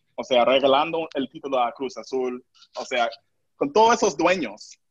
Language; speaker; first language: Spanish; non-native, local second language; English